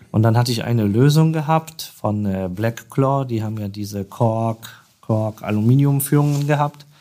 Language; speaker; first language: German; non-native, fluent; Polish